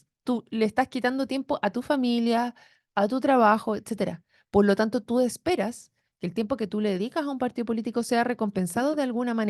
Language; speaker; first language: Spanish; native; Spanish